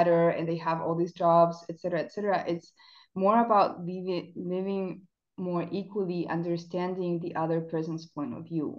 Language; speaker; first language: English; non-native, fluent; Spanish